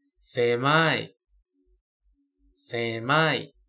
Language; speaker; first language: Japanese; non-native, fluent; Thai